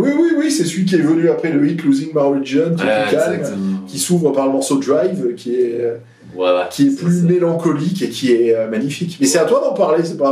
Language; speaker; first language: French; native; French